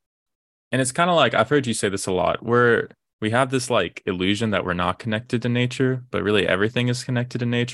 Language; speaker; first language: English; native; English